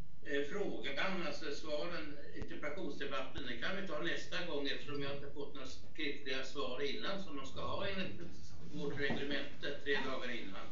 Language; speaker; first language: Swedish; native; Swedish